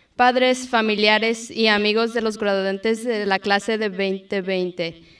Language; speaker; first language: Spanish; early bilingual, heritage; Spanish